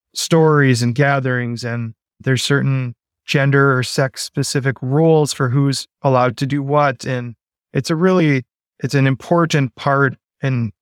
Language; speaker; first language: English; native; English